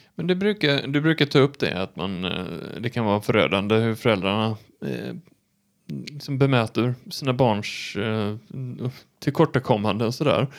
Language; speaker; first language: Swedish; native; Swedish